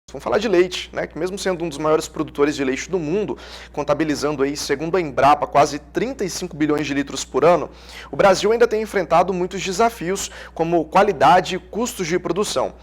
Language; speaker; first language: Portuguese; native; Portuguese